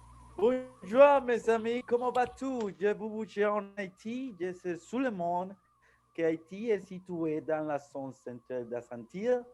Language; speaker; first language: French; non-native, learner; Spanish